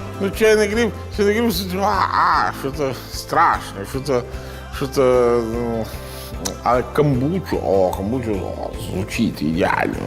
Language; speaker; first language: Ukrainian; non-native, learner; Italian